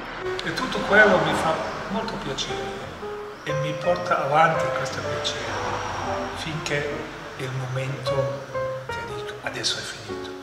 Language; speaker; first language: Italian; non-native, fluent; German